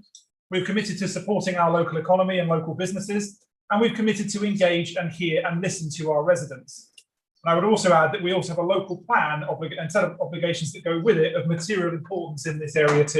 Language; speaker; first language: English; native; English